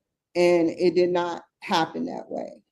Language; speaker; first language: English; native; English